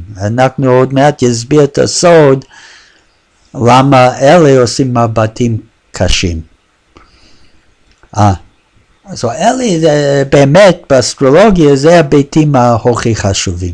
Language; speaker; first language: Hebrew; non-native, fluent; English